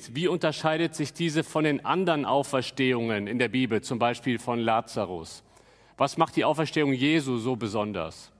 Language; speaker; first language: German; native; German